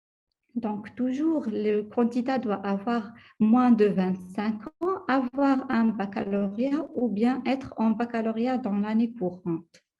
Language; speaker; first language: French; non-native, local second language; Arabic